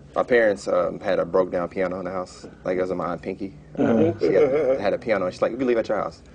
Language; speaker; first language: English; native; English